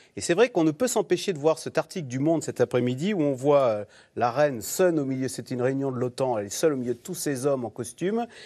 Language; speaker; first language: French; native; French